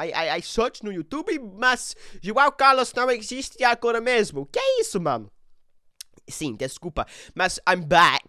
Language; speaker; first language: Portuguese; non-native, learner; English